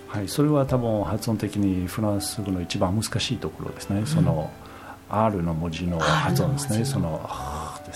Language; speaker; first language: Japanese; non-native, fluent; French